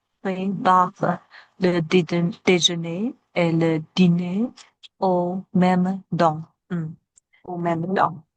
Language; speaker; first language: French; non-native, learner; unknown